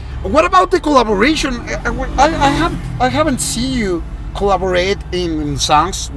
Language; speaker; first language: English; non-native, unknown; Spanish